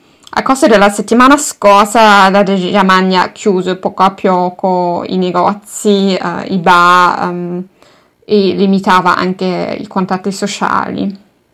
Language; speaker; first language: Italian; non-native, fluent; German